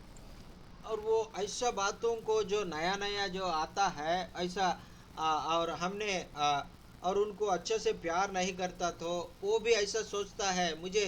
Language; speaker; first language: Hindi; non-native, local second language; Telugu